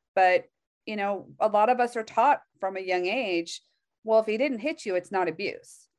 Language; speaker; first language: English; native; English